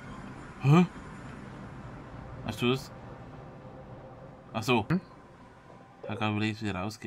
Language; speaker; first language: German; native; German